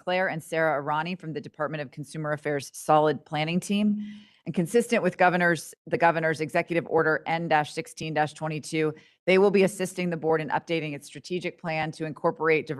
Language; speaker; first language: English; native; English